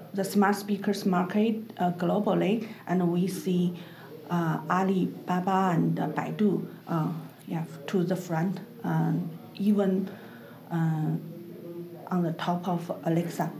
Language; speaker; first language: English; non-native, learner; Chinese